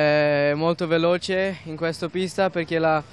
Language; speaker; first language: Italian; non-native, learner; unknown